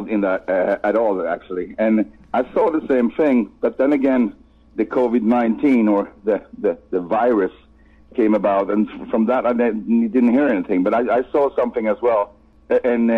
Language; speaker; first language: English; non-native, fluent; Swedish